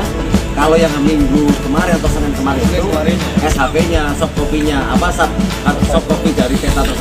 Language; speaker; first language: Indonesian; native; Indonesian